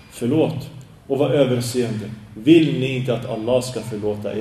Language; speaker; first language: Swedish; early bilingual, other home language; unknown